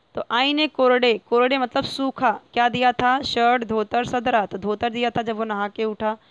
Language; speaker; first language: Hindi; non-native, local second language; Marathi